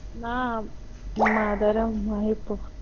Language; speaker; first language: Persian; non-native, learner; Urdu